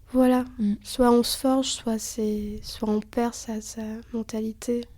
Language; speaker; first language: French; early bilingual, other home language; Lithuanian